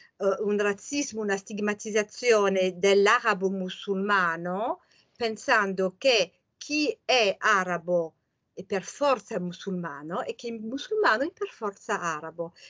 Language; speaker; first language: Italian; non-native, fluent; French